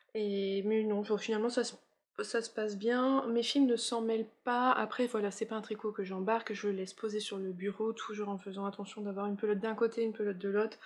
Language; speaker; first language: French; native; French